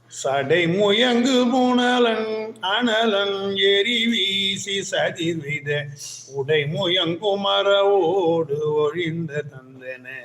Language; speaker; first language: Tamil; native; Tamil